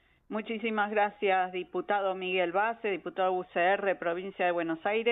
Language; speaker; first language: Spanish; native; Spanish